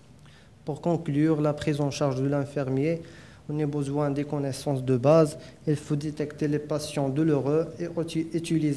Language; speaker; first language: French; non-native, local second language; Arabic